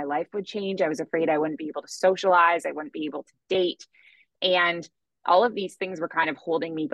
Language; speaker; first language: English; native; English